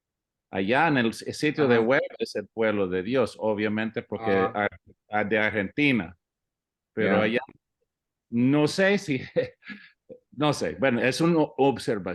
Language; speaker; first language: Spanish; early bilingual, heritage; English